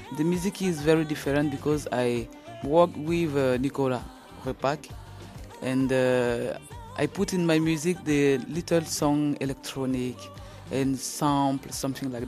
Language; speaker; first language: English; non-native, learner; French